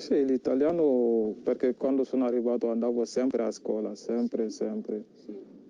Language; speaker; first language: Italian; non-native, learner; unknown